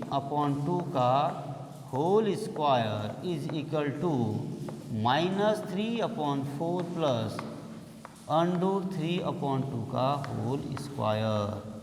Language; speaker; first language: Hindi; native; Hindi